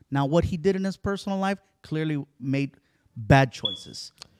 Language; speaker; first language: English; early bilingual, other home language; Spanish